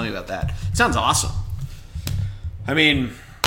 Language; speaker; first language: English; native; English